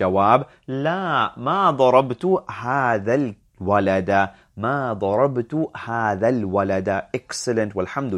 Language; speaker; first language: Arabic; non-native, fluent; English